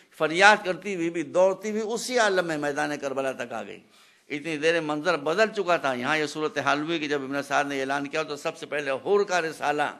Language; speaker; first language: Hindi; native; Hindi